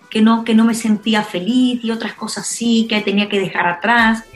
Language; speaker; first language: Spanish; native; Spanish